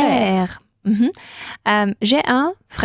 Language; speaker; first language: French; non-native, learner; Spanish